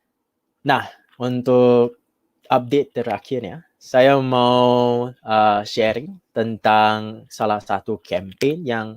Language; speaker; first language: Indonesian; non-native, fluent; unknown